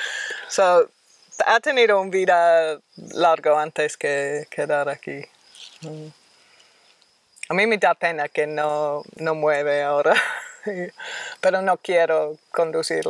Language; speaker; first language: Spanish; non-native, fluent; English